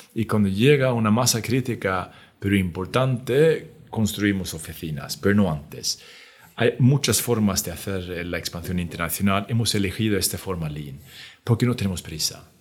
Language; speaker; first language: Spanish; non-native, fluent; Swedish